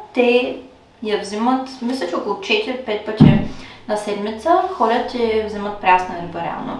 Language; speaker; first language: Bulgarian; native; Bulgarian